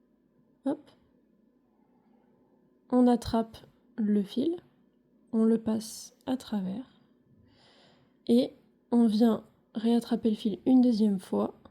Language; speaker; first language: French; native; French